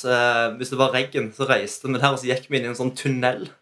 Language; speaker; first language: Norwegian; native; Norwegian